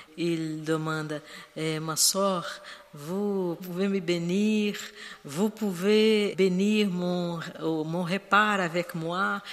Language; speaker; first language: French; non-native, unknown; Portuguese